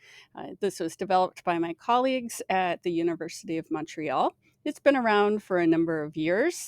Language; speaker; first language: English; native; English